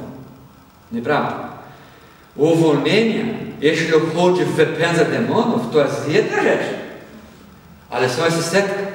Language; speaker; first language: Polish; non-native, learner; Portuguese